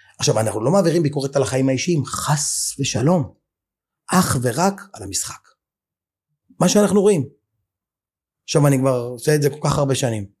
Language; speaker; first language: Hebrew; native; Hebrew